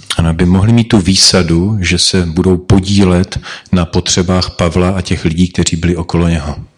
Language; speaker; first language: Czech; native; Czech